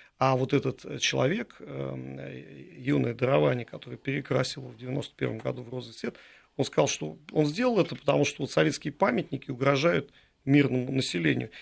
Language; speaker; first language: Russian; native; Russian